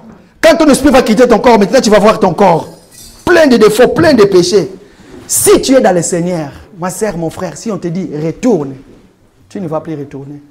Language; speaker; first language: French; non-native, local second language; Lingala